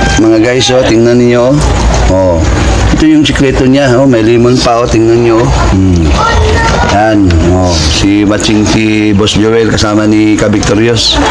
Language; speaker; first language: Filipino; native; Filipino